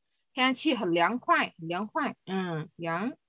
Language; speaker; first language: Chinese; non-native, fluent; Vietnamese